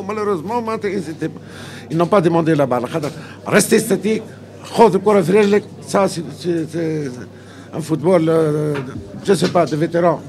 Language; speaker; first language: French; non-native, local second language; Arabic